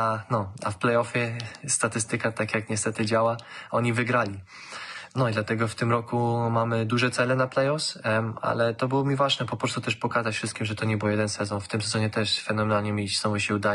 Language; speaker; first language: Polish; early bilingual, heritage; German